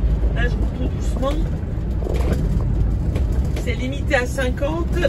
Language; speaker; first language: French; native; French